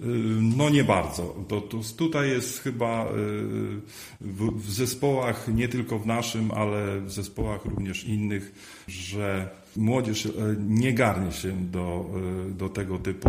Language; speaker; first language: Polish; native; Polish